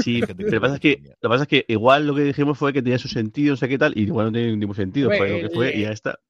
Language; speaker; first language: Spanish; native; Spanish